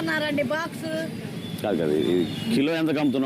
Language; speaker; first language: Telugu; native; Telugu